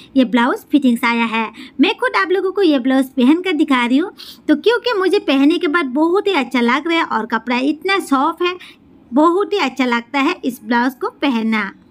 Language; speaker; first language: Hindi; native; Hindi